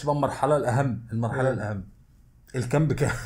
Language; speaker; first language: Arabic; native; Arabic